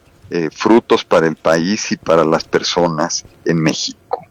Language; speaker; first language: Spanish; native; Spanish